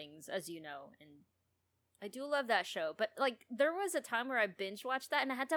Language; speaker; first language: English; non-native, local second language; Filipino